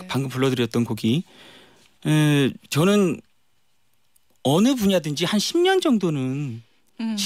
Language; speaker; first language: Korean; native; Korean